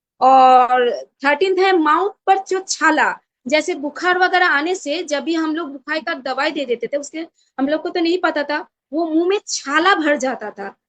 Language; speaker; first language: Hindi; non-native, local second language; Bangla